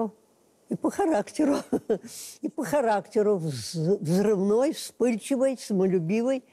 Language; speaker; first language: Russian; native; Russian